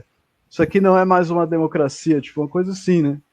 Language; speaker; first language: Portuguese; native; Portuguese